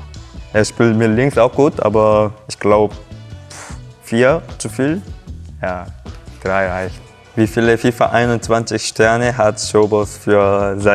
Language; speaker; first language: German; non-native, learner; Korean